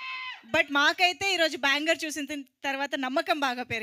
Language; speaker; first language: Telugu; native; Telugu